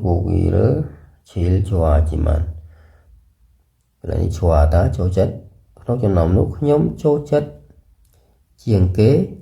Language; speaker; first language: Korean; non-native, fluent; Khmer